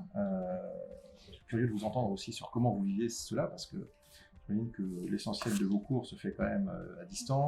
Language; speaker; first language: French; native; French